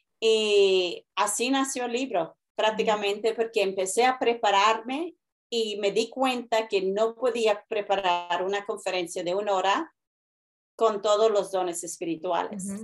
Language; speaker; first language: Spanish; early bilingual, heritage; Spanish